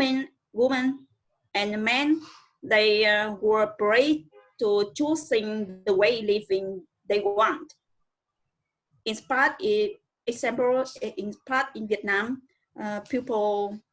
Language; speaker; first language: English; non-native, learner; Vietnamese